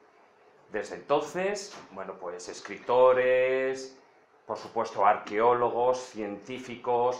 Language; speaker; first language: Spanish; native; Spanish